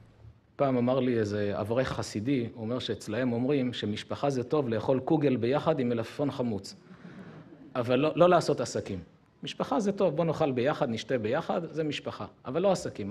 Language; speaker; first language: Hebrew; native; Hebrew